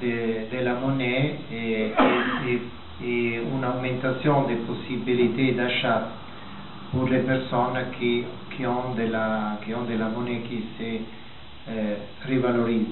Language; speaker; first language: French; non-native, fluent; Italian